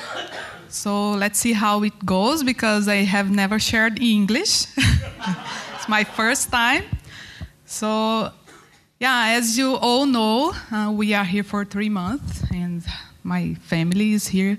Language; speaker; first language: English; non-native, learner; Portuguese